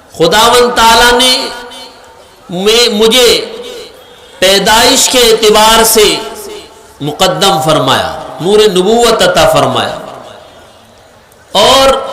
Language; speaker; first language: Urdu; native; Urdu